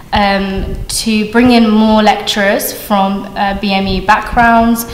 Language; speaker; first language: English; native; English